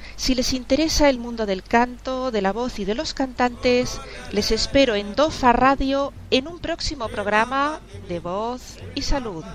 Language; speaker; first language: Spanish; native; Spanish